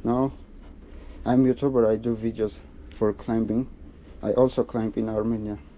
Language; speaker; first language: English; non-native, learner; Armenian